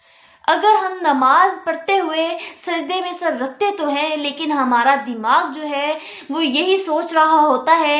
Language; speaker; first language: Urdu; native; Urdu